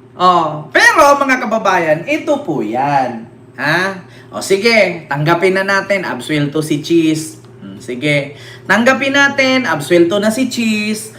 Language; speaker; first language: Filipino; native; Filipino